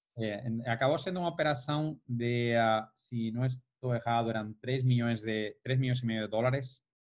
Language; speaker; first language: Portuguese; non-native, fluent; Spanish